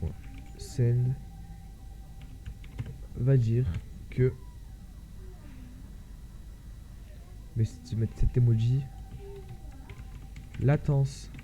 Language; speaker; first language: French; native; French